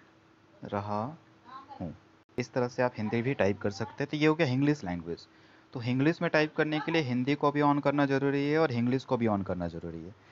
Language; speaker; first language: Hindi; native; Hindi